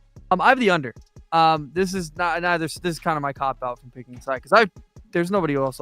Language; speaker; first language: English; native; English